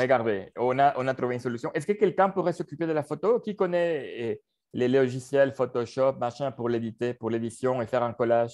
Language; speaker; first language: French; non-native, fluent; Spanish